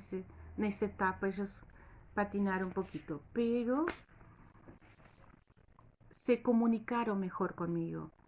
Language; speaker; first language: Spanish; non-native, fluent; Portuguese